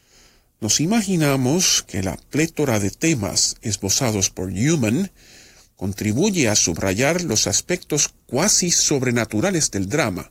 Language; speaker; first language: Spanish; native; Spanish